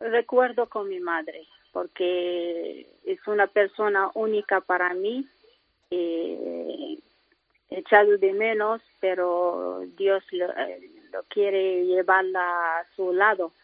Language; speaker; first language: Spanish; non-native, learner; Arabic